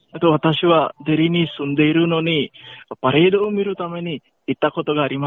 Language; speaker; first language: Japanese; non-native, learner; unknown